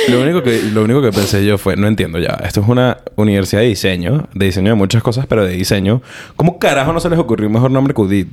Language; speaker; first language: Spanish; early bilingual, heritage; Spanish